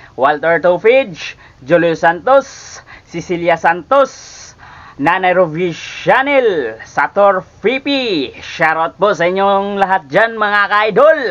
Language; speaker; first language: Filipino; non-native, local second language; Cebuano